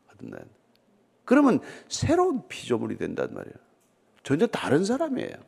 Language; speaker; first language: Korean; native; Korean